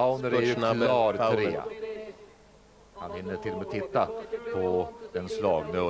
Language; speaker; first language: Swedish; native; Swedish